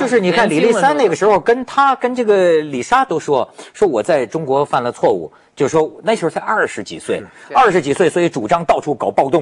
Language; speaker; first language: Chinese; native; Chinese